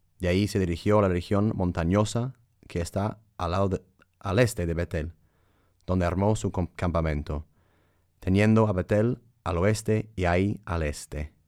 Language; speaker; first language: Spanish; early bilingual, heritage; Spanish